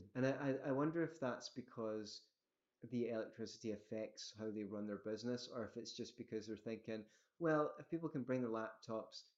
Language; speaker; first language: English; native; English